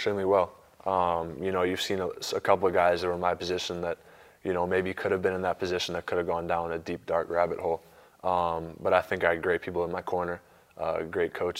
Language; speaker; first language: English; native; English